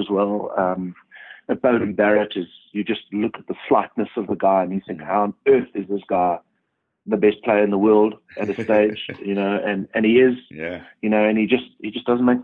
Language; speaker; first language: English; native; English